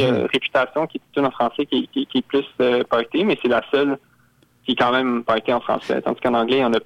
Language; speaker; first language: French; native; French